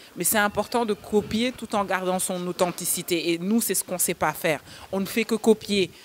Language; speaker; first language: French; non-native, local second language; Wolof